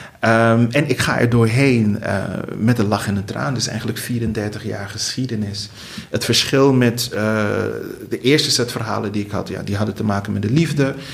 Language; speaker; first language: Dutch; early bilingual, other home language; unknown